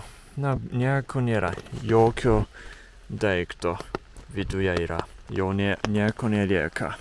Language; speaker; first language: Lithuanian; non-native, fluent; Japanese